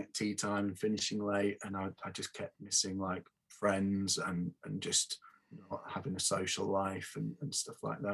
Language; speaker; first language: English; native; English